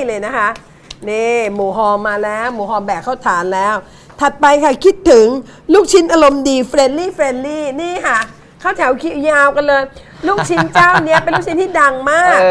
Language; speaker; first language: Thai; native; Thai